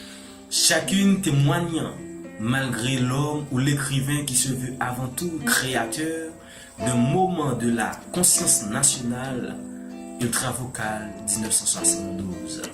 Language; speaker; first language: French; non-native, local second language; Haitian Creole